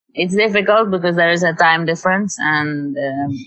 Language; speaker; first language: English; non-native, local second language; Tamil